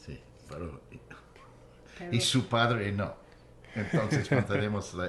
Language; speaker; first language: Spanish; non-native, fluent; English